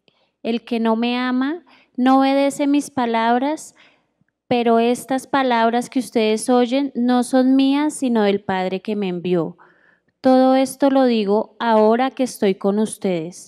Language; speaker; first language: Spanish; native; Spanish